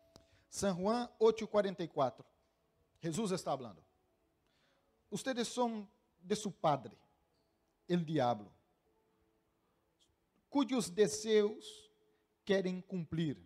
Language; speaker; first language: Spanish; non-native, fluent; Portuguese